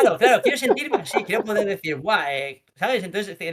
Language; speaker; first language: Spanish; native; Spanish